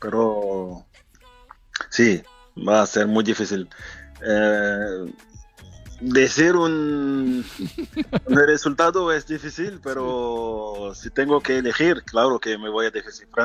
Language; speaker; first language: Spanish; non-native, fluent; French